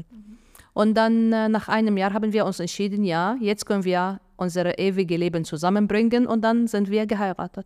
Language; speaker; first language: German; non-native, fluent; Arabic